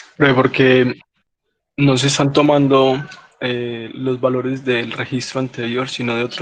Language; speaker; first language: Spanish; native; Spanish